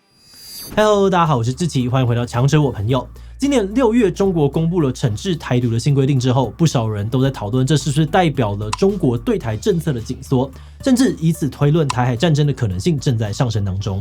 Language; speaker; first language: Chinese; native; Chinese